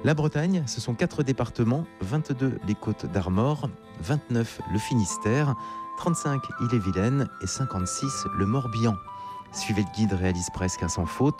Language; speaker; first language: French; native; French